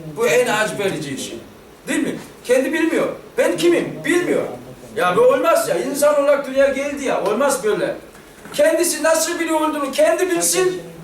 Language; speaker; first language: Turkish; non-native, fluent; Korean